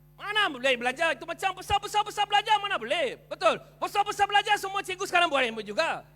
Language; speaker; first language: Malay; non-native, local second language; Tamil